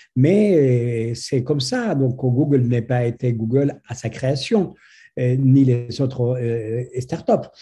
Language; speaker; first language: French; non-native, fluent; Spanish